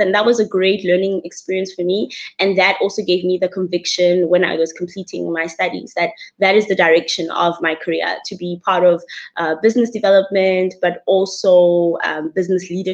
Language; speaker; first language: English; non-native, local second language; Tswana